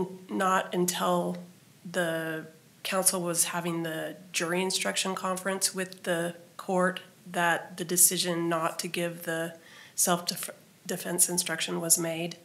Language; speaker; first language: English; native; English